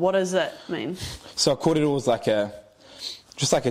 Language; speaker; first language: English; native; English